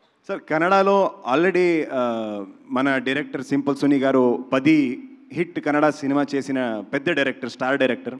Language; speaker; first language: Telugu; non-native, local second language; Kannada